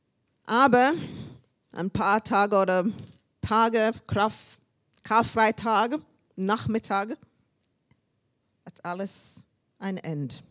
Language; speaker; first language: German; non-native, learner; English